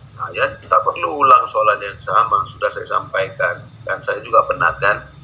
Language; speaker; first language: Malay; native; Malay